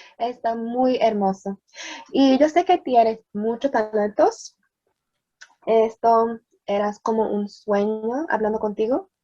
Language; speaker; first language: Spanish; non-native, learner; English